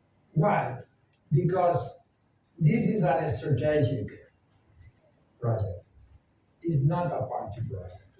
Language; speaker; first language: English; non-native, fluent; Spanish